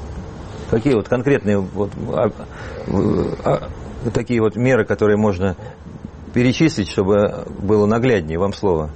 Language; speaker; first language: Russian; native; Russian